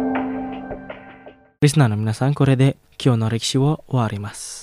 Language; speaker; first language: Japanese; non-native, fluent; Indonesian